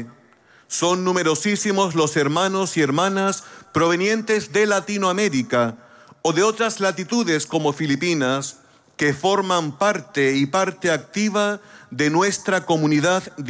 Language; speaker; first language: Spanish; native; Spanish